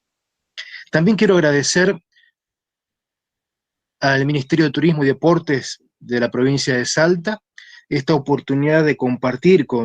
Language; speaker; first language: Spanish; native; Spanish